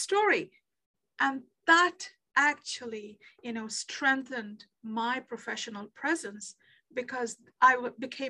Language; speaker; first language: English; non-native, local second language; Bangla